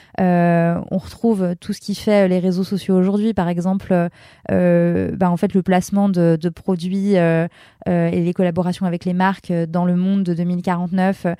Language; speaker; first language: French; native; French